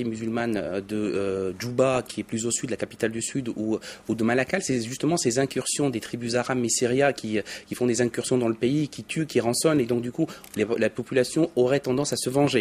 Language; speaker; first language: French; native; French